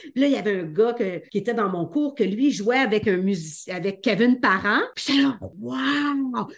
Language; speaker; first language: French; native; French